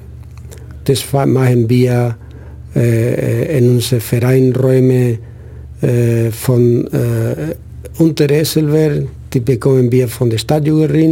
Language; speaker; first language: German; non-native, fluent; Spanish